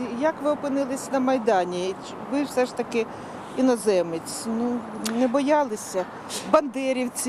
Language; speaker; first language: Russian; non-native, fluent; Persian